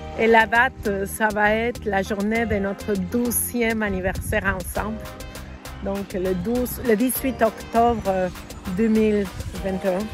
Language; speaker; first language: French; non-native, fluent; Spanish